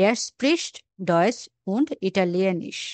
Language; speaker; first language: German; non-native, fluent; Bangla